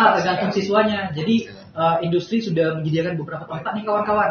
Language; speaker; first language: Indonesian; native; Indonesian